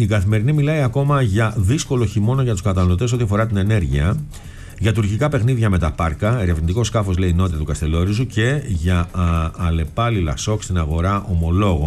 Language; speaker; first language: Greek; native; Greek